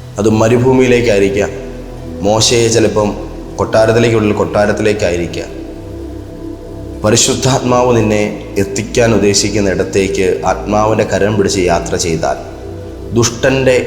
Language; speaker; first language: Malayalam; native; Malayalam